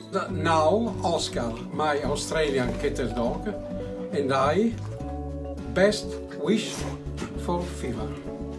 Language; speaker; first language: English; non-native, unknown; Italian